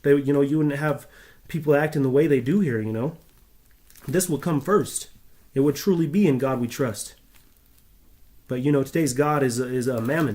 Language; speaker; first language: English; native; English